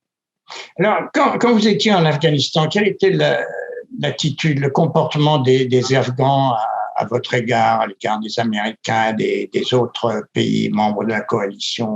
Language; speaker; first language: French; native; French